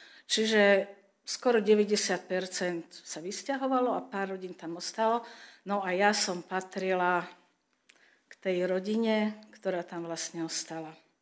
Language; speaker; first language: Slovak; non-native, local second language; German